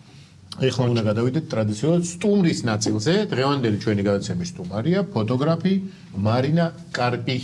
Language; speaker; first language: Georgian; native; Georgian